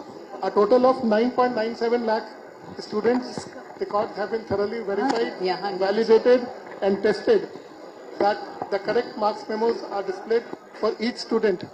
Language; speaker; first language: English; non-native, local second language; Telugu